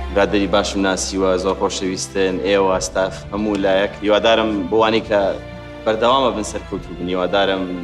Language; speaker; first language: Central Kurdish; non-native, local second language; Gurani